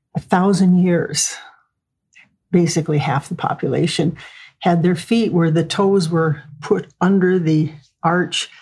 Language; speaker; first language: English; native; English